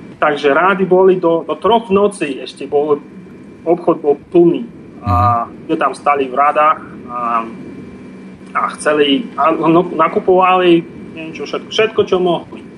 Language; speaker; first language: Slovak; non-native, fluent; Russian